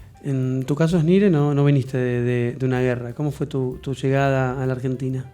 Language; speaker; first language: Spanish; native; Spanish